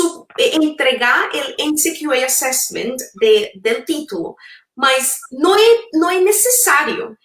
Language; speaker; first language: Portuguese; non-native, fluent; Spanish